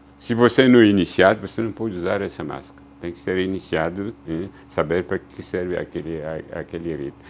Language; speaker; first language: Portuguese; non-native, fluent; Luba-Lulua